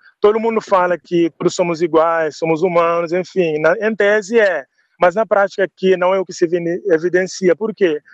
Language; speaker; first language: Portuguese; non-native, local second language; Upper Guinea Crioulo